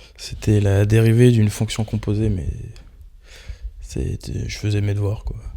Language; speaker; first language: French; native; French